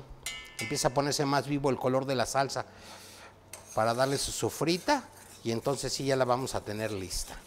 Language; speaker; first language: Spanish; native; Spanish